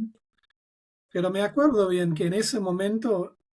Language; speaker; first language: Spanish; non-native, fluent; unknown